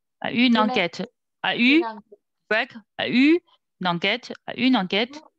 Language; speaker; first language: French; non-native, fluent; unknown